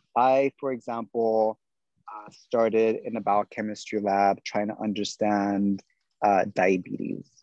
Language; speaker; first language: English; native; English